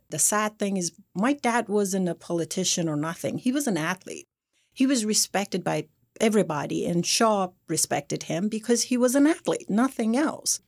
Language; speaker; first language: English; non-native, fluent; Persian